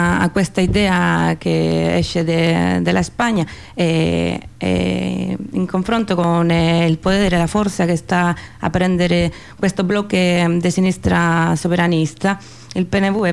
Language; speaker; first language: Italian; non-native, fluent; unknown